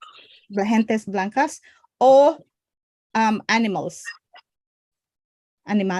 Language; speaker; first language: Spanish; non-native, learner; English